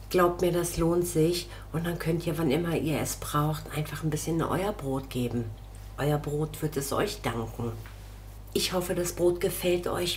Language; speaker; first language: German; native; German